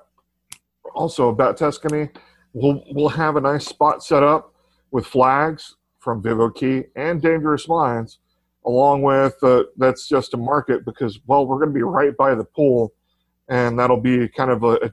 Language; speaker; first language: English; native; English